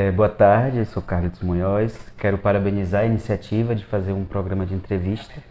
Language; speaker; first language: Portuguese; early bilingual, other home language; Spanish